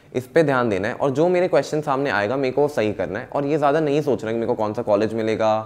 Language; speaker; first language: Hindi; native; Hindi